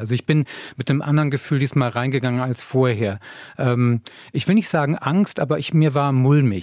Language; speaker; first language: German; native; German